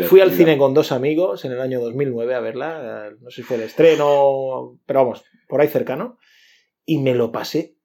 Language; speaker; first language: Spanish; native; Spanish